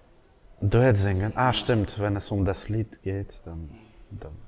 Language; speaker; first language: German; non-native, fluent; Russian